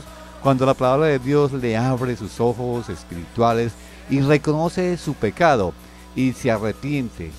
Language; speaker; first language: Spanish; native; Spanish